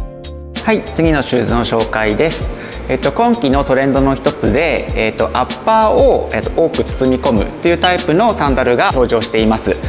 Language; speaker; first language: Japanese; native; Japanese